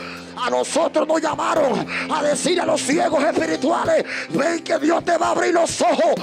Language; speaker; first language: Spanish; native; Spanish